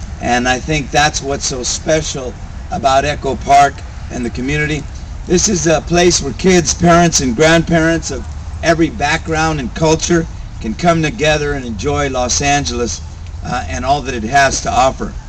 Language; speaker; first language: English; native; English